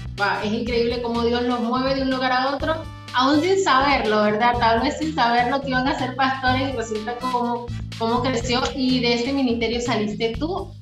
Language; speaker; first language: Spanish; native; Spanish